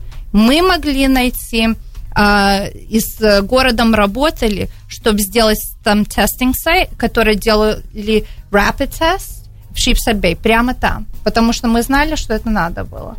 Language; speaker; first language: Russian; early bilingual, heritage; Russian